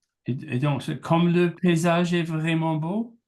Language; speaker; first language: French; non-native, learner; English